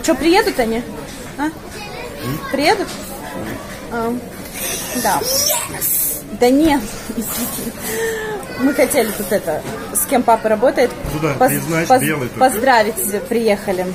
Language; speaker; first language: Russian; native; Russian